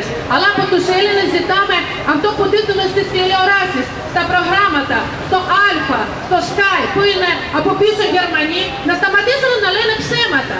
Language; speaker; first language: Greek; non-native, fluent; Russian